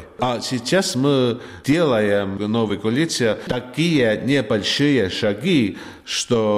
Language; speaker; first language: Russian; non-native, learner; Estonian